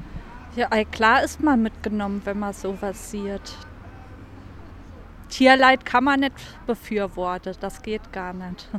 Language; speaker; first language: German; native; German